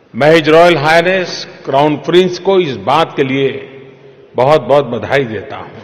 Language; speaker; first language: Hindi; non-native, local second language; Gujarati